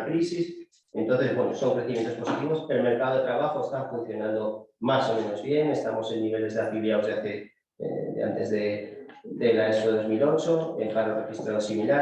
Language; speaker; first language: Spanish; native; Spanish